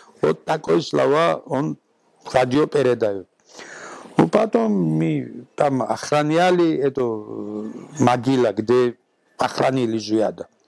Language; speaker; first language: Russian; non-native, local second language; Georgian